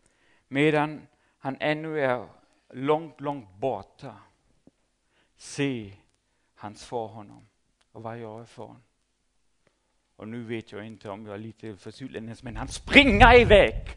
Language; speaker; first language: Swedish; non-native, fluent; German